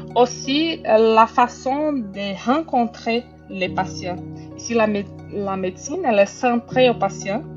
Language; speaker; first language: French; non-native, fluent; Portuguese